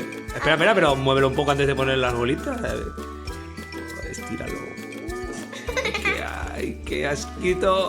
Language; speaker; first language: Spanish; native; Spanish